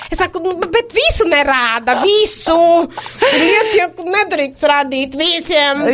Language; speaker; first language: Latvian; non-native, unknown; Portuguese